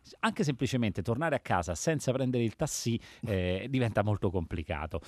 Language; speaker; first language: Italian; native; Italian